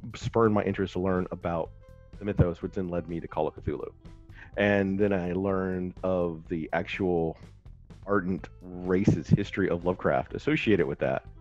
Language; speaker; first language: English; native; English